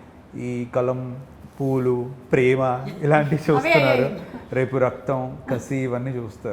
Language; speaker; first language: Telugu; native; Telugu